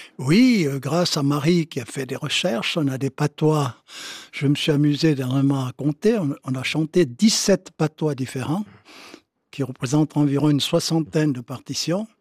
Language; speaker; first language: French; native; French